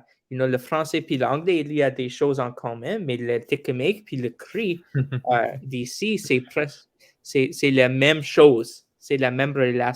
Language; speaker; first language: French; non-native, local second language; English